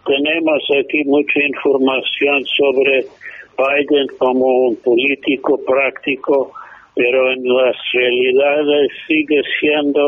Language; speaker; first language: Spanish; non-native, fluent; English